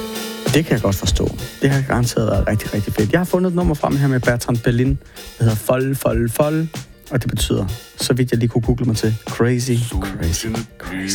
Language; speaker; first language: Danish; native; Danish